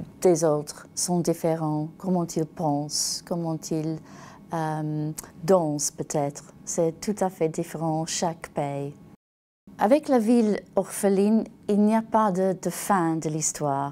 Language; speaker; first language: French; non-native, learner; English